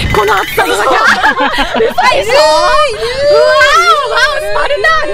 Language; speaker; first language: Japanese; native; Japanese